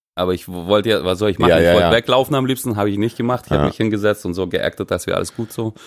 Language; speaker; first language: German; non-native, fluent; Russian